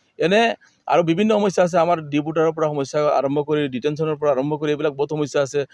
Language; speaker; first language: Assamese; non-native, local second language; Bangla